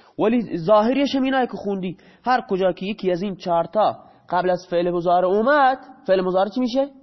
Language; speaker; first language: Persian; non-native, local second language; Baluchi